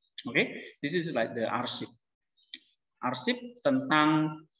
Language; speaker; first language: English; non-native, fluent; Indonesian